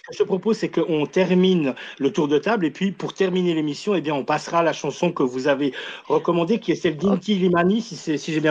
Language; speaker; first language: French; native; French